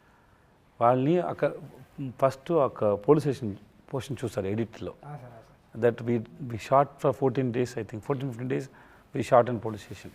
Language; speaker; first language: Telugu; non-native, learner; Tamil